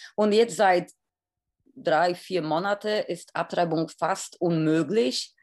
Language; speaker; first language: German; non-native, fluent; Polish